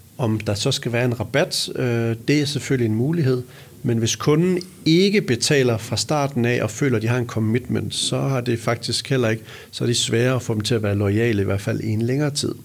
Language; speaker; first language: Danish; native; Danish